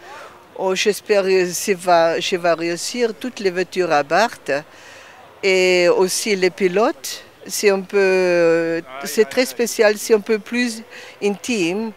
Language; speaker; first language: French; non-native, fluent; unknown